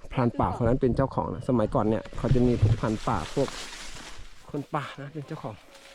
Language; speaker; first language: Thai; non-native, local second language; Karen languages